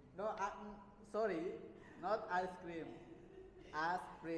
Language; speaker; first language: English; non-native, learner; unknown